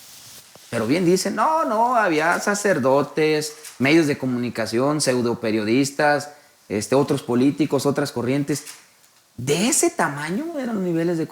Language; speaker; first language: Spanish; native; Spanish